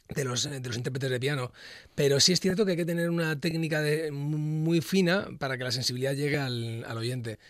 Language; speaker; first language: Spanish; native; Spanish